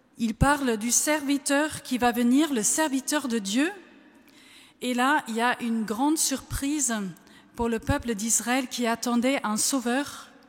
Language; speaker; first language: French; non-native, fluent; German